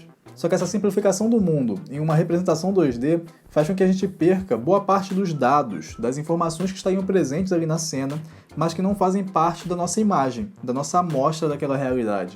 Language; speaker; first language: Portuguese; native; Portuguese